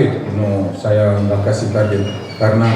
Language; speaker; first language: Indonesian; non-native, fluent; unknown